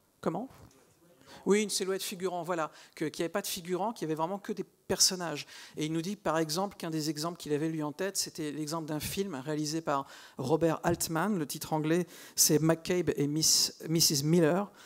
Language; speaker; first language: French; native; French